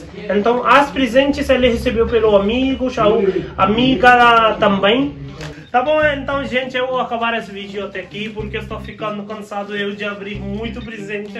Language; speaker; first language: Portuguese; non-native, learner; Hindi